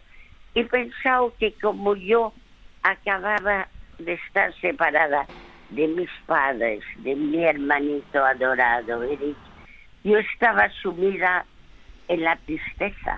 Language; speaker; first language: Spanish; early bilingual, other home language; French